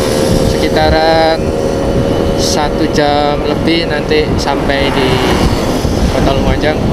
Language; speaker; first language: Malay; non-native, local second language; Javanese